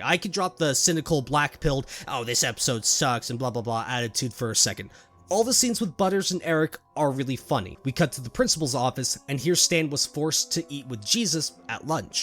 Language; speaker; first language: English; native; English